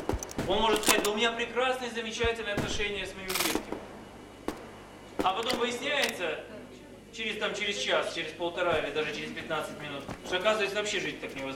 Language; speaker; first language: Russian; native; Russian